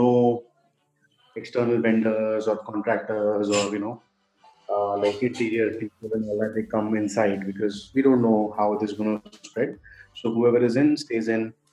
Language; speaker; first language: English; non-native, local second language; Hindi